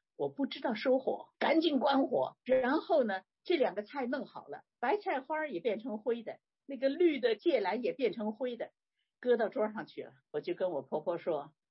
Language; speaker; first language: Chinese; native; Chinese